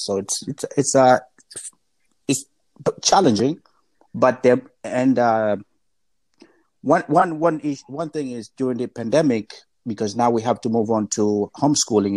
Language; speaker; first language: English; non-native, local second language; Swahili